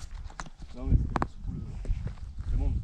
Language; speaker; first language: French; native; French